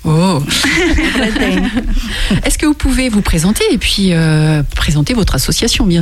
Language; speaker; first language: French; native; French